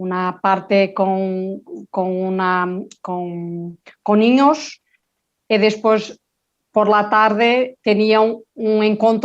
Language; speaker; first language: Spanish; non-native, local second language; Portuguese